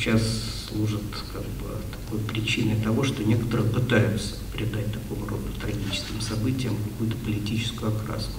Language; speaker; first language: Russian; native; Russian